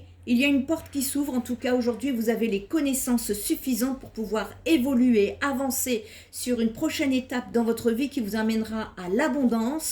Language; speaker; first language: French; native; French